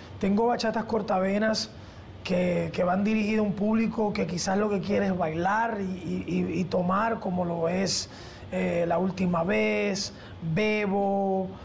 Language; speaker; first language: Spanish; early bilingual, heritage; Spanish